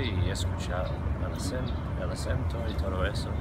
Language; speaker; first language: Spanish; non-native, fluent; English